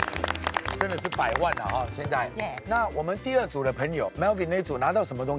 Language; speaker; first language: Chinese; native; Chinese